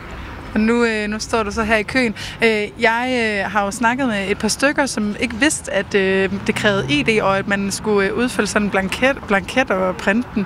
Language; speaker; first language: Danish; native; Danish